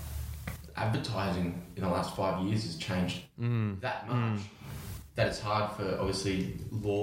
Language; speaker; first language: English; native; English